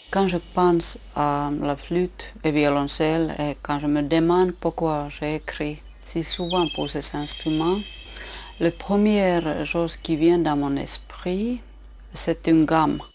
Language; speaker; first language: French; non-native, fluent; Finnish